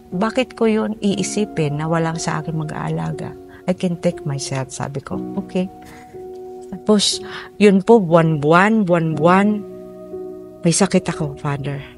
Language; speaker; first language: Filipino; non-native, local second language; Bikol